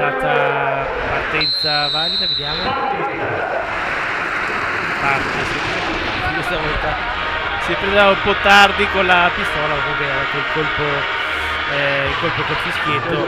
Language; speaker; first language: Italian; native; Italian